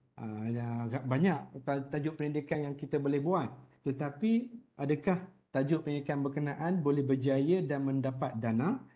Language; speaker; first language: Malay; native; Malay